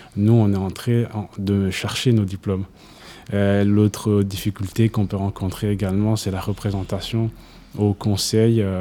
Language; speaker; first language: French; non-native, local second language; Kinyarwanda